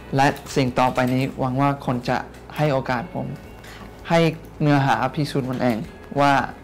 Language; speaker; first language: Thai; non-native, fluent; English